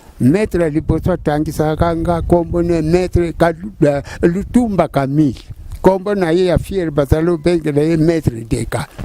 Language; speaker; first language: Lingala; non-native, local second language; Kongo